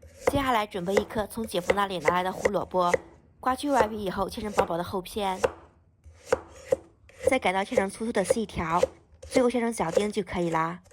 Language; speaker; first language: Chinese; native; Chinese